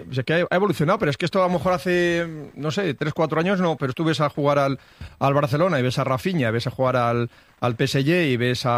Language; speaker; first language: Spanish; native; Spanish